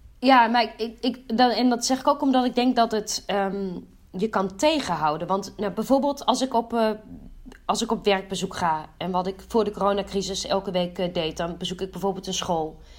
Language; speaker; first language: Dutch; native; Dutch